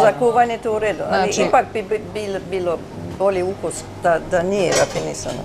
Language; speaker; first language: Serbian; early bilingual, heritage; Serbian